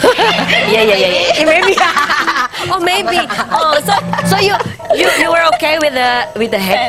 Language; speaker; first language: English; non-native, learner; Indonesian